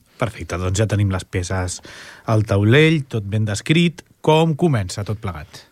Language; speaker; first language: Catalan; native; Catalan